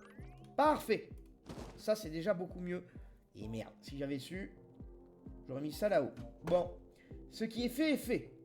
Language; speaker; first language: French; native; French